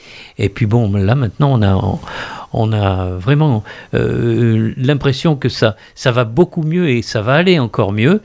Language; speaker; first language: French; native; French